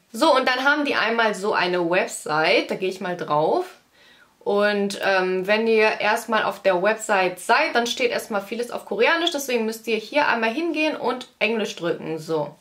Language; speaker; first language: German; early bilingual, other home language; Vietnamese